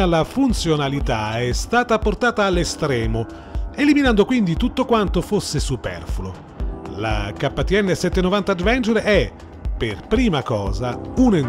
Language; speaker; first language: Italian; native; Italian